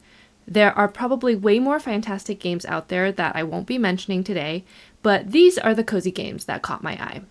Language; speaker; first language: English; native; English